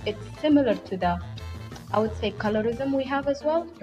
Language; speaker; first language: English; non-native, fluent; Somali